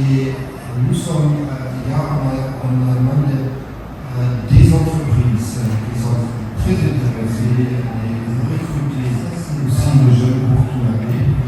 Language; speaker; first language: French; non-native, fluent; German